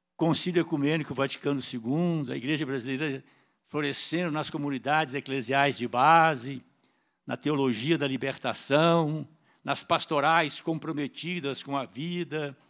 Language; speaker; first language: Portuguese; native; Portuguese